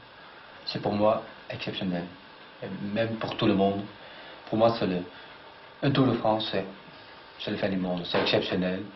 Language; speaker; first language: French; non-native, fluent; Dutch